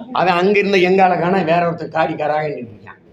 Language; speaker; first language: Tamil; native; Tamil